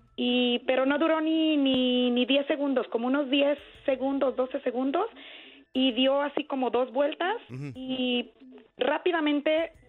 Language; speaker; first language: Spanish; native; Spanish